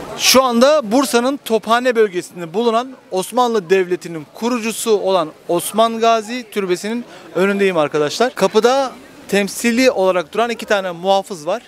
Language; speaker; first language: Turkish; native; Turkish